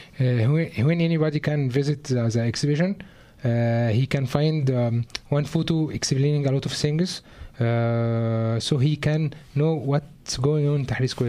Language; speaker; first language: English; non-native, learner; Arabic